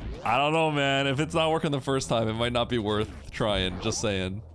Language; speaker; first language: English; native; English